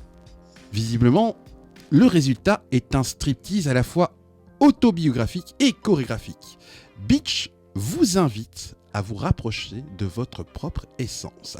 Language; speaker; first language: French; native; French